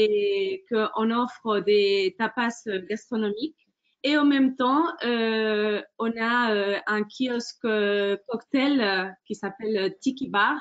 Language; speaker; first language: French; non-native, fluent; Spanish